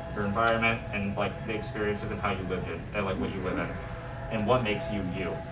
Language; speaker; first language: English; native; English